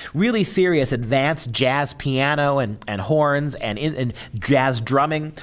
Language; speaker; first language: English; native; English